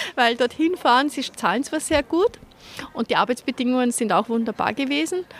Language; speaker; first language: German; native; German